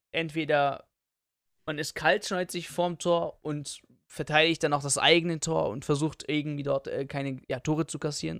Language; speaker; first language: German; early bilingual, other home language; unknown